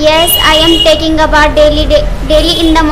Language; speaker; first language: English; non-native, learner; Hindi